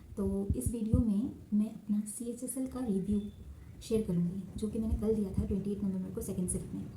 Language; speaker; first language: Hindi; non-native, local second language; Assamese